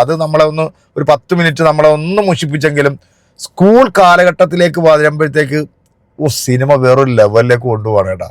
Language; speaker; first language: Malayalam; native; Malayalam